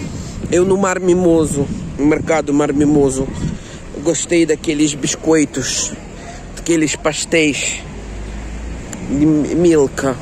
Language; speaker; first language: Portuguese; non-native, learner; Ukrainian